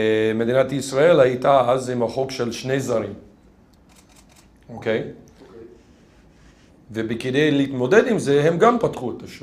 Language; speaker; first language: Hebrew; non-native, fluent; English